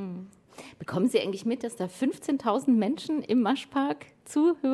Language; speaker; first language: German; native; German